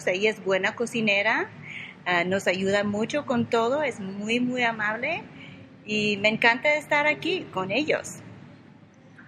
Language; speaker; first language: Spanish; non-native, fluent; English